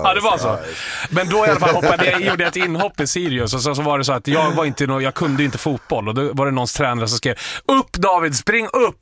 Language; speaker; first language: Swedish; native; Swedish